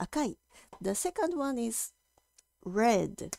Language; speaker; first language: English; non-native, fluent; Japanese